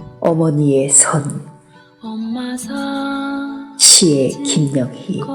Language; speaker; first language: Korean; native; Korean